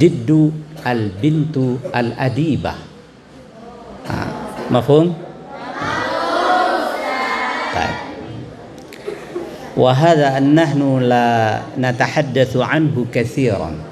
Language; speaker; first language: Arabic; non-native, fluent; Indonesian